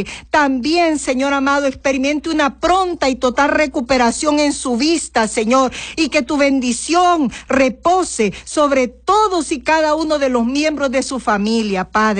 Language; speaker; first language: Spanish; native; Spanish